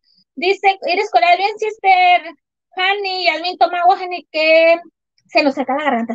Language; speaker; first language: Spanish; native; Spanish